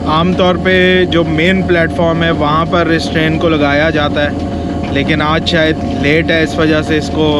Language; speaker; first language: Urdu; native; Urdu